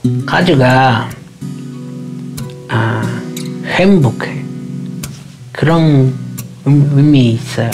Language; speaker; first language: Korean; non-native, learner; Spanish